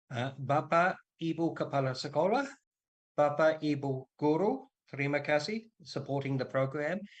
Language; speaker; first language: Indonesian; non-native, learner; English